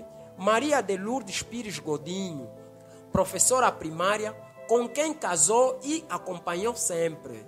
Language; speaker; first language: Portuguese; native; Portuguese